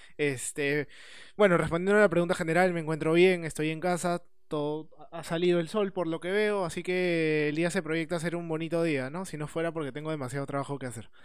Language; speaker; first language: Spanish; native; Spanish